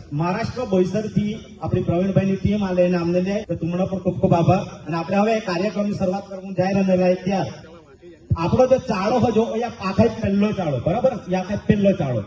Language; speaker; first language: Gujarati; non-native, local second language; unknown